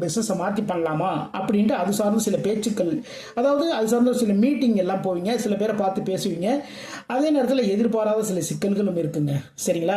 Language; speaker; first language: Tamil; native; Tamil